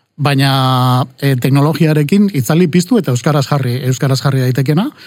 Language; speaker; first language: Basque; non-native, local second language; Spanish